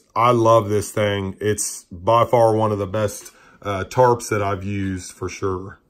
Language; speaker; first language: English; native; English